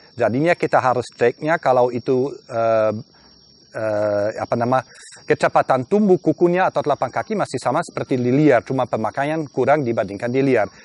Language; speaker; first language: Indonesian; non-native, fluent; German